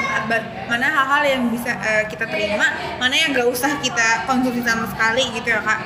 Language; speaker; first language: Indonesian; native; Indonesian